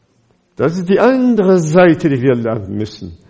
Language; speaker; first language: German; non-native, fluent; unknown